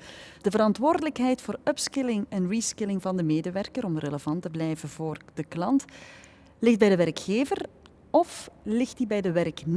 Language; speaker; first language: Dutch; native; Dutch